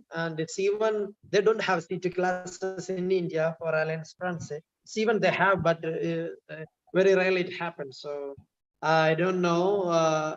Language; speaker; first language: English; non-native, local second language; Malayalam